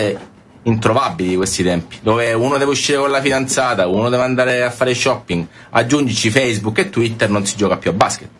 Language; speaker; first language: Italian; native; Italian